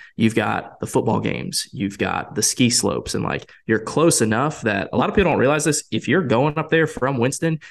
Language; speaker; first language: English; native; English